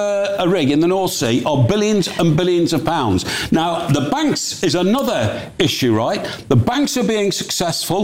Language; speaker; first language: English; native; English